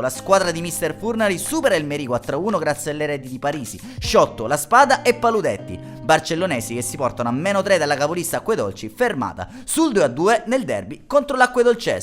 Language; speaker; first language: Italian; native; Italian